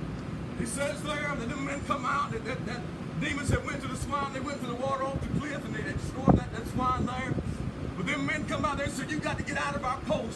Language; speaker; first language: English; native; English